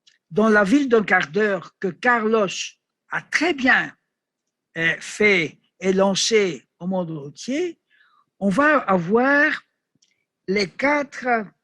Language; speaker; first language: French; non-native, learner; Greek